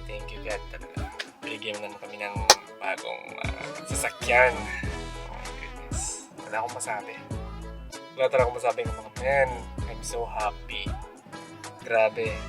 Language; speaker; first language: Filipino; native; Filipino